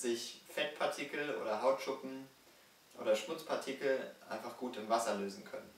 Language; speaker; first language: German; native; German